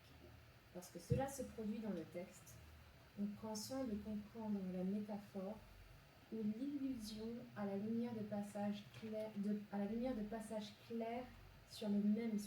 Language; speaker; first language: French; native; French